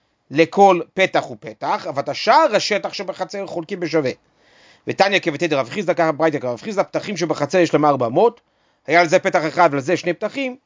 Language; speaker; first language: Hebrew; native; Hebrew